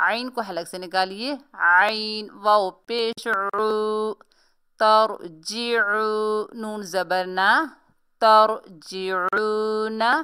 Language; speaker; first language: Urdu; native; Urdu